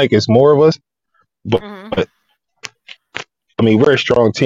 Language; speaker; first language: English; native; English